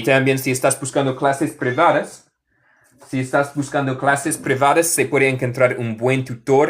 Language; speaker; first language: Spanish; non-native, fluent; English